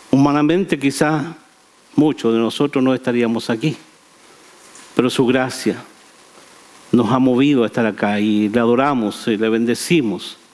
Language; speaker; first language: Spanish; native; Spanish